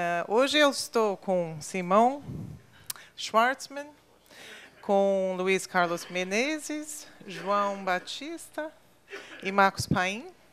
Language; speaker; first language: Portuguese; non-native, fluent; English